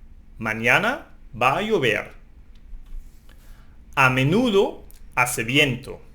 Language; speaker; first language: Spanish; non-native, fluent; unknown